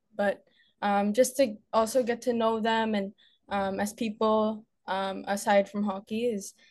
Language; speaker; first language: English; native; English